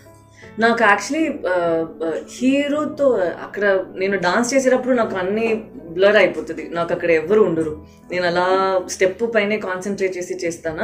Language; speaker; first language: Telugu; non-native, fluent; Tamil